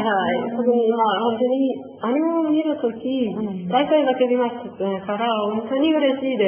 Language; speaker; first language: Japanese; non-native, learner; Persian